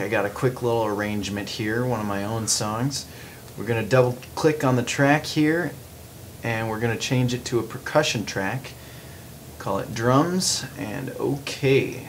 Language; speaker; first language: English; native; English